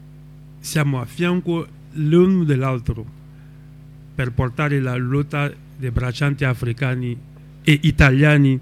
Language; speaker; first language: Italian; non-native, local second language; French